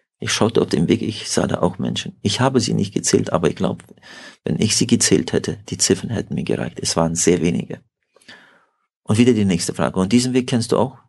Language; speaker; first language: German; early bilingual, heritage; German